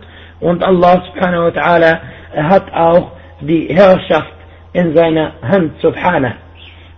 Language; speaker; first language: German; non-native, fluent; Arabic